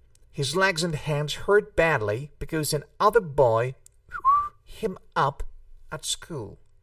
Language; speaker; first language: English; non-native, fluent; Hungarian